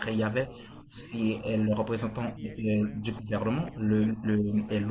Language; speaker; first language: French; non-native, fluent; Portuguese